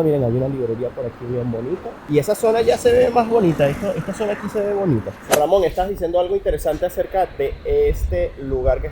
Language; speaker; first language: Spanish; native; Spanish